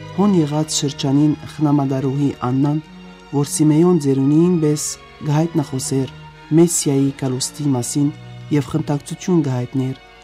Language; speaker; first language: Armenian; native; Armenian